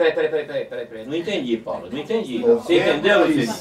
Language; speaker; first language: Portuguese; native; Portuguese